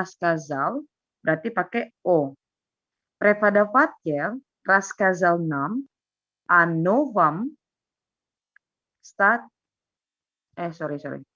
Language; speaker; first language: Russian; non-native, fluent; Indonesian